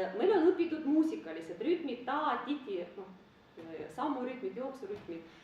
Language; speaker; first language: Estonian; non-native, local second language; Russian